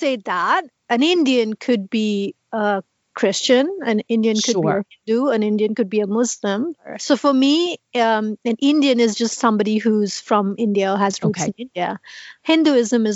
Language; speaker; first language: English; non-native, local second language; Tamil